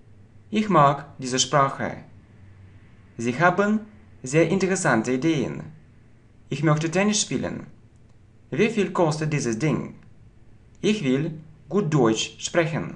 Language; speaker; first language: German; non-native, fluent; Russian